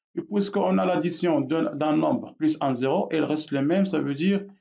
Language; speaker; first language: French; non-native, local second language; Arabic